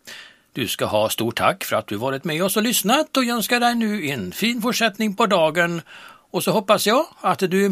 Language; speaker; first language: Swedish; native; Swedish